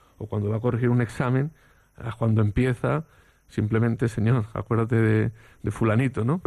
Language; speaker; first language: Spanish; native; Spanish